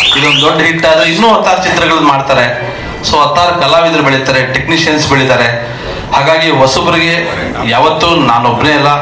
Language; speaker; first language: Kannada; native; Kannada